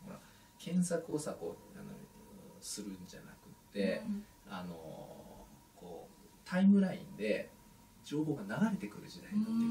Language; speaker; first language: Japanese; native; Japanese